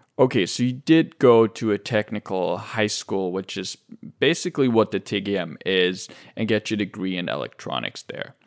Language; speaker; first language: English; native; English